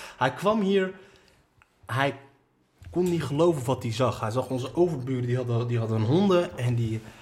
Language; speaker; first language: Dutch; early bilingual, other home language; Arabic